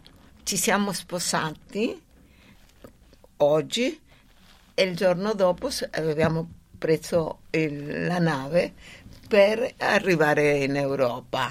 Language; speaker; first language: Italian; non-native, fluent; Spanish